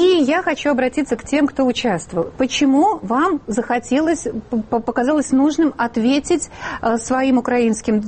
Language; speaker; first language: Russian; native; Russian